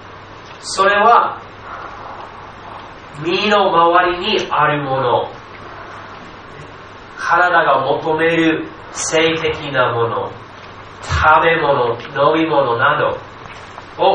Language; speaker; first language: Japanese; non-native, fluent; English